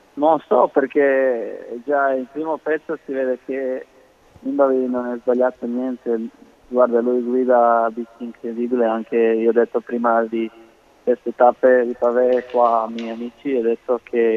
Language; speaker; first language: Italian; non-native, learner; Croatian